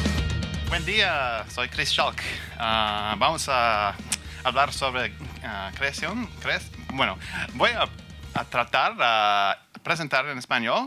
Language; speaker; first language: Spanish; non-native, learner; English